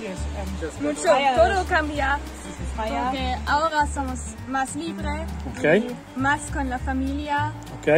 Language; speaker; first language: Spanish; non-native, learner; German